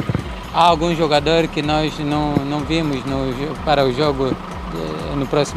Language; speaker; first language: Portuguese; non-native, fluent; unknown